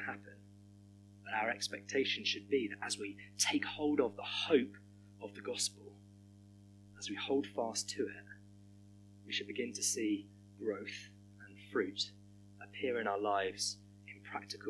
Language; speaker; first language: English; native; English